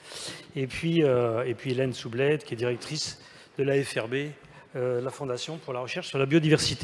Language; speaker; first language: French; native; French